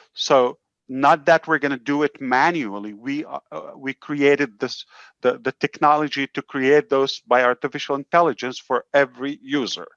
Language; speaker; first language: English; non-native, fluent; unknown